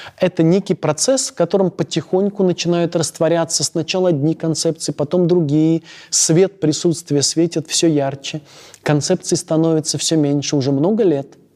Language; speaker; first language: Russian; native; Russian